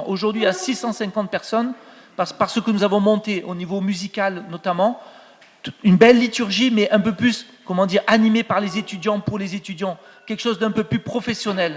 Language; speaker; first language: French; native; French